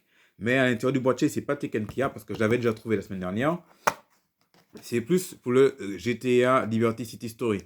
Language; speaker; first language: French; native; French